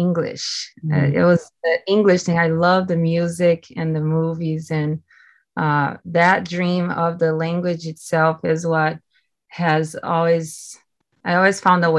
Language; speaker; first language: English; non-native, fluent; Portuguese